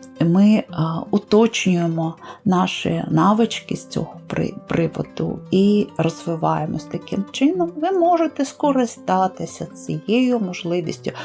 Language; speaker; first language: Ukrainian; native; Ukrainian